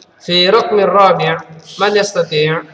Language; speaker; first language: Arabic; non-native, fluent; Indonesian